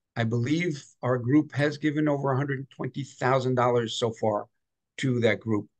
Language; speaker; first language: English; native; English